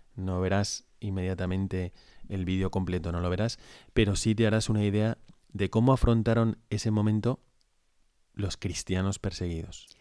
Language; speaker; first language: Spanish; native; Spanish